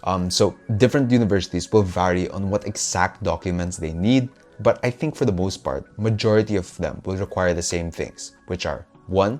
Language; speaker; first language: English; non-native, local second language; Filipino